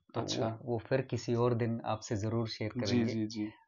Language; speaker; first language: Hindi; non-native, local second language; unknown